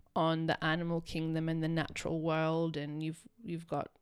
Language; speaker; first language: English; native; English